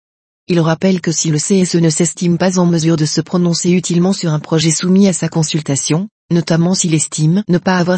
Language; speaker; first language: French; native; French